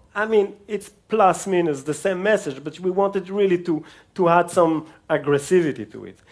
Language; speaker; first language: English; non-native, fluent; Hebrew